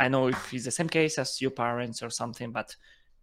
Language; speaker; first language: English; non-native, fluent; Spanish